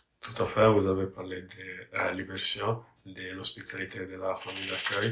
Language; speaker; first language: French; non-native, fluent; English